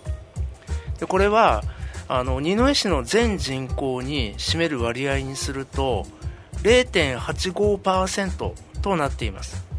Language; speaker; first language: Japanese; native; Japanese